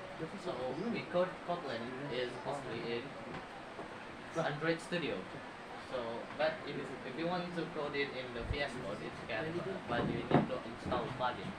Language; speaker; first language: English; non-native, learner; Indonesian